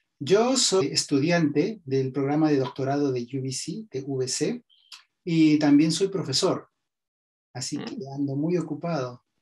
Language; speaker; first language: Spanish; native; Spanish